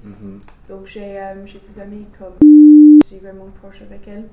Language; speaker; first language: French; non-native, fluent; English